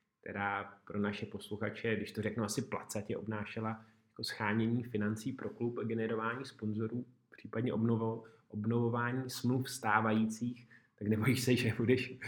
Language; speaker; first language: Czech; native; Czech